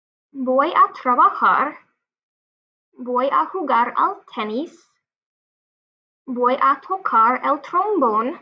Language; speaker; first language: Spanish; non-native, fluent; English